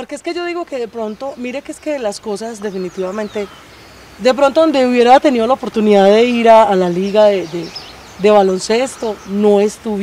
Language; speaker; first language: Spanish; native; Spanish